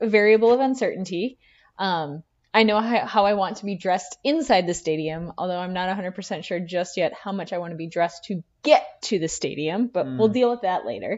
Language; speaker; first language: English; native; English